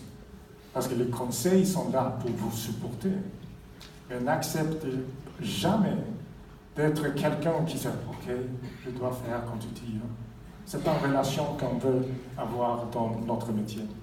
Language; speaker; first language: French; non-native, fluent; Swedish